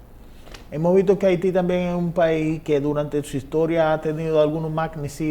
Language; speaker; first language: Spanish; native; Spanish